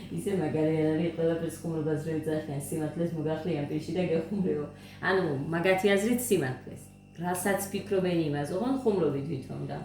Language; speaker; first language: Georgian; non-native, local second language; Mingrelian